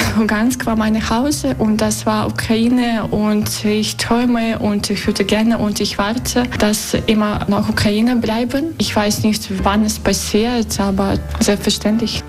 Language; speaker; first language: German; non-native, learner; Russian